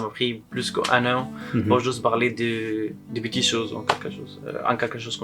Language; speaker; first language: French; non-native, learner; Arabic